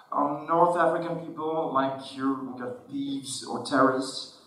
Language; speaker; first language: English; non-native, fluent; Arabic